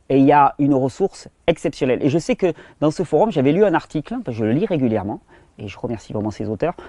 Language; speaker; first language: French; native; French